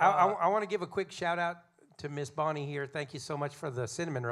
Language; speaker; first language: English; native; English